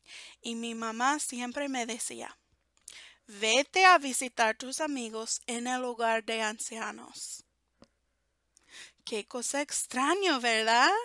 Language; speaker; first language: Spanish; non-native, fluent; English